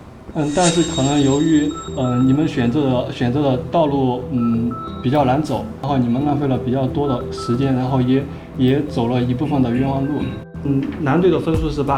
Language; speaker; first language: Chinese; native; Chinese